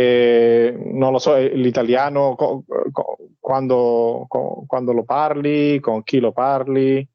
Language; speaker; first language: Italian; non-native, fluent; Spanish